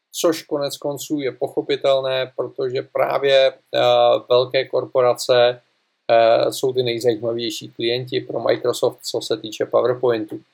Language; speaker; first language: Czech; native; Czech